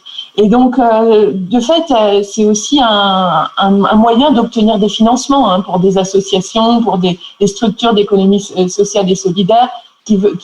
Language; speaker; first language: French; native; French